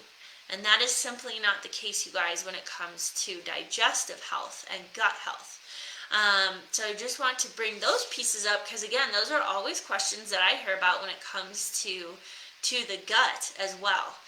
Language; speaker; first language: English; native; English